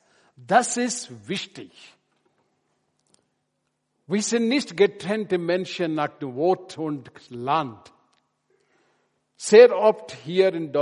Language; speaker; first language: German; non-native, learner; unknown